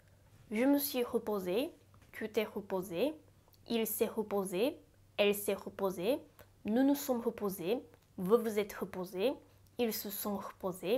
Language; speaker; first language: French; non-native, fluent; Japanese